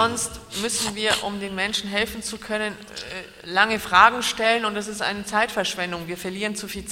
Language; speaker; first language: German; native; German